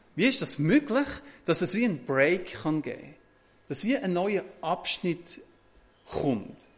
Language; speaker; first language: German; native; German